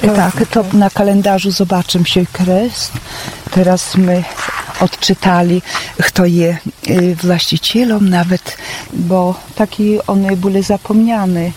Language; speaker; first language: Polish; non-native, local second language; Belarusian